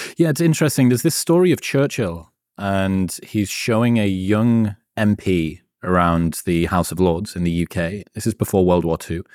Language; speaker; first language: English; native; English